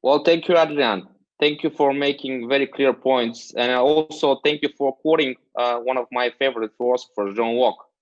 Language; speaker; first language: English; non-native, fluent; Bulgarian